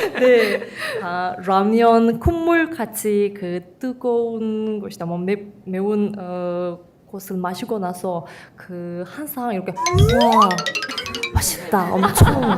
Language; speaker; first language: Korean; non-native, fluent; Turkish